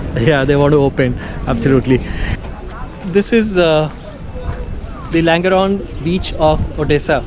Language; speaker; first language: English; non-native, local second language; Hindi